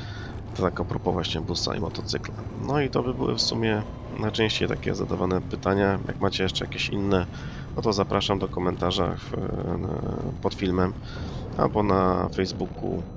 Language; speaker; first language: Polish; native; Polish